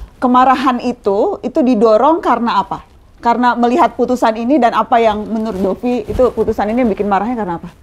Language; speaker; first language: Indonesian; native; Indonesian